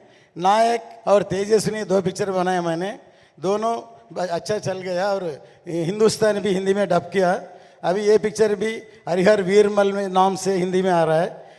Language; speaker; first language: Hindi; non-native, local second language; Tamil